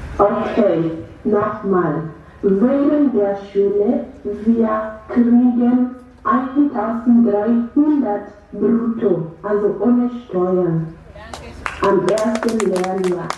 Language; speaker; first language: German; non-native, learner; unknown